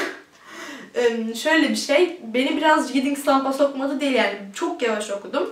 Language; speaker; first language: Turkish; early bilingual, heritage; Turkish